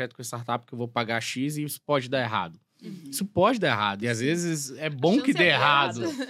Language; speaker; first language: Portuguese; native; Portuguese